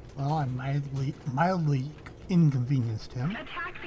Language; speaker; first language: English; native; English